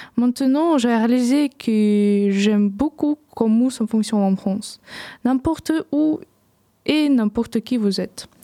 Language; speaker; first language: French; non-native, learner; Ukrainian